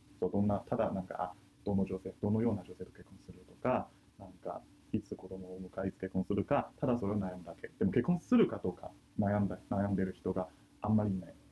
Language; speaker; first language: Japanese; non-native, fluent; Chinese